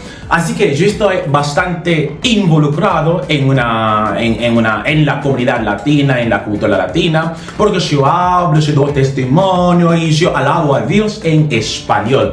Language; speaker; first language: Spanish; non-native, fluent; English